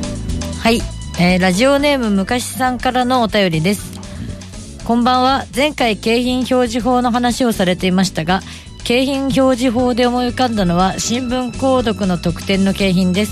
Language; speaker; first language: Japanese; native; Japanese